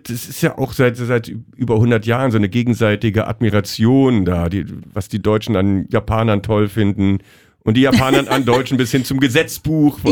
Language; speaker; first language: German; native; German